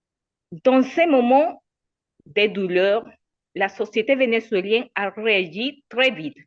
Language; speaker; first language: French; non-native, learner; Spanish